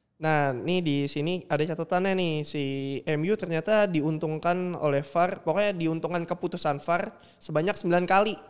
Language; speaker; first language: Indonesian; native; Indonesian